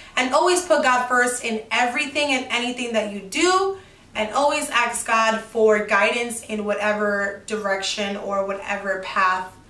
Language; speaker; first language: English; early bilingual, other home language; Spanish